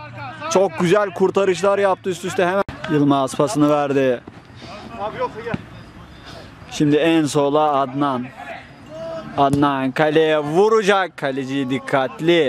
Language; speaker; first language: Turkish; native; Turkish